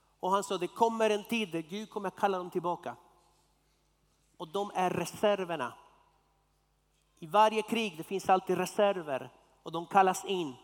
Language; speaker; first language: Swedish; non-native, fluent; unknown